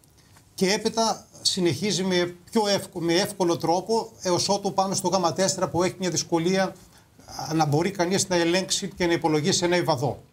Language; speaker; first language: Greek; native; Greek